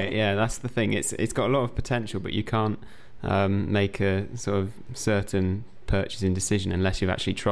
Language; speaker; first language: English; native; English